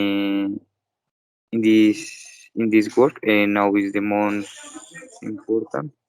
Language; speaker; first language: English; non-native, learner; Spanish